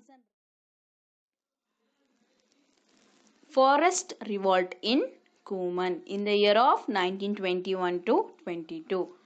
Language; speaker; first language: English; non-native, local second language; Telugu